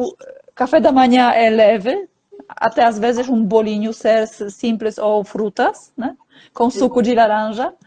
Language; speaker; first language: Portuguese; non-native, fluent; Polish